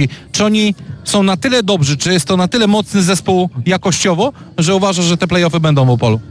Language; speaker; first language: Polish; native; Polish